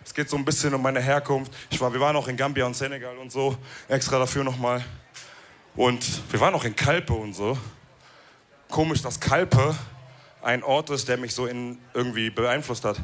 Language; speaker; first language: German; early bilingual, other home language; Wolof